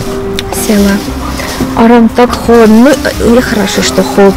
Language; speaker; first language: Russian; non-native, fluent; Armenian